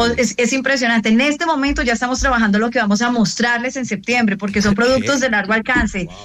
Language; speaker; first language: Spanish; native; Spanish